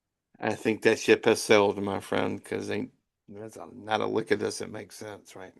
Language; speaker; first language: English; native; English